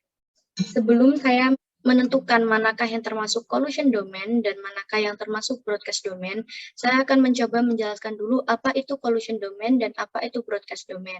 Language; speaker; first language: Indonesian; native; Indonesian